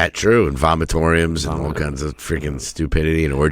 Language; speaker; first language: English; native; English